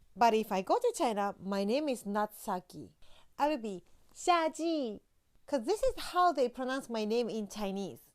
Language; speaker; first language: English; non-native, fluent; Japanese